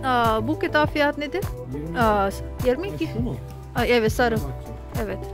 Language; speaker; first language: Turkish; non-native, learner; Urdu